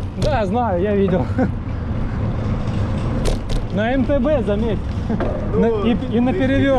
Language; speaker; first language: Russian; native; Russian